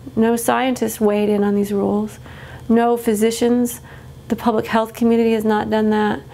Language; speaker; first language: English; native; English